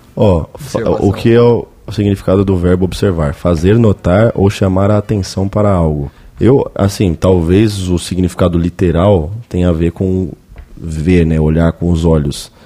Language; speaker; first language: Portuguese; native; Portuguese